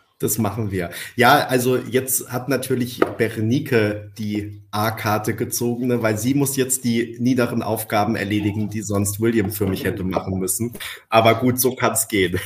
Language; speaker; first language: German; early bilingual, other home language; Spanish